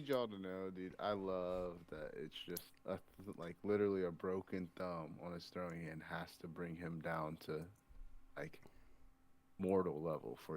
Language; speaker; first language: English; native; English